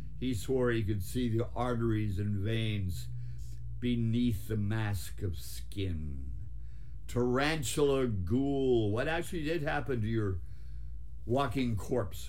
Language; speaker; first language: English; native; English